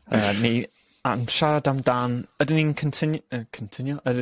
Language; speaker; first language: Welsh; non-native, local second language; English